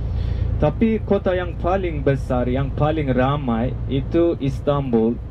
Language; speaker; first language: Indonesian; non-native, fluent; Turkish